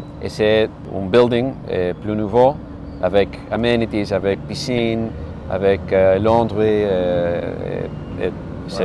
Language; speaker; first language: French; non-native, learner; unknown